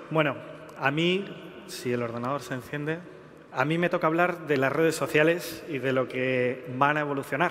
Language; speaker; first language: Spanish; native; Spanish